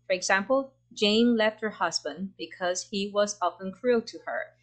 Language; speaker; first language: English; non-native, fluent; Chinese